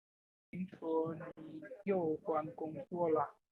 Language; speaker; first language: Chinese; non-native, learner; Bangla